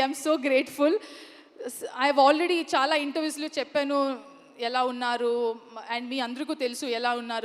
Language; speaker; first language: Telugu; non-native, learner; Kannada